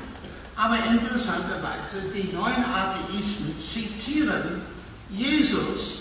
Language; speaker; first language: German; non-native, fluent; English